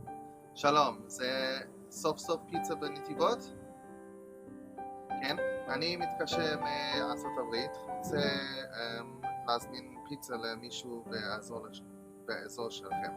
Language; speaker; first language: Hebrew; non-native, learner; English